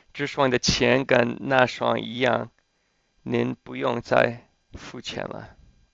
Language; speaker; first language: Chinese; non-native, fluent; English